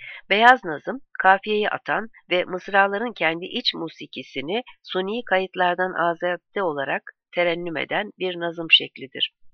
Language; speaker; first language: Turkish; native; Turkish